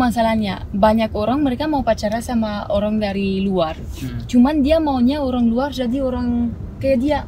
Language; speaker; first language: Indonesian; non-native, fluent; French